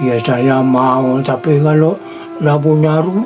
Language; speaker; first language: Indonesian; non-native, local second language; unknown